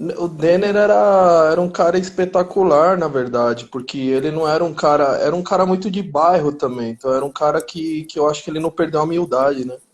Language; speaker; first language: Portuguese; early bilingual, other home language; Spanish